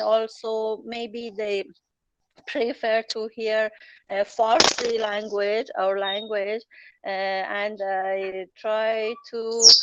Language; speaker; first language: English; non-native, learner; Persian